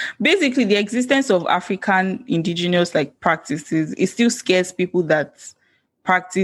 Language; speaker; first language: English; non-native, local second language; Yoruba